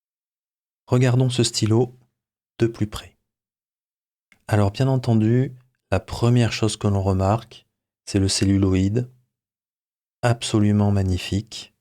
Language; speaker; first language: French; native; French